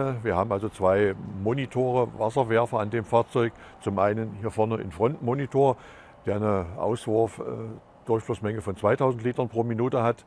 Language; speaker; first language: German; native; German